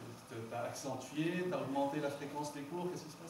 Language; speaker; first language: French; non-native, local second language; Arabic